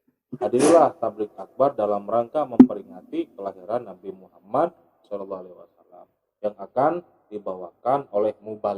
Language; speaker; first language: Indonesian; native; Indonesian